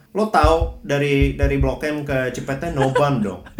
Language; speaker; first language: Indonesian; early bilingual, other home language; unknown